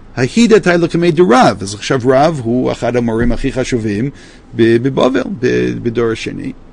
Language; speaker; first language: Hebrew; non-native, fluent; English